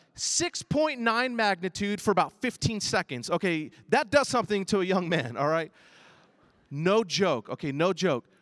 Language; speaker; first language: English; early bilingual, other home language; Chinese